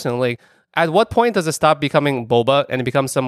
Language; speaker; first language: English; native; English